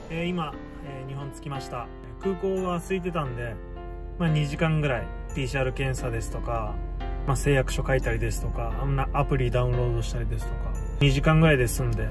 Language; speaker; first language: Japanese; native; Japanese